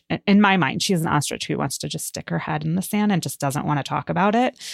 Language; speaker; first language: English; native; English